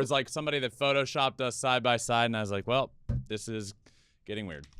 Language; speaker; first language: English; native; English